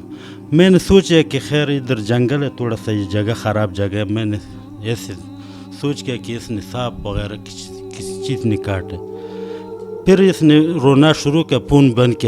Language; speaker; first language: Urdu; non-native, learner; Pashto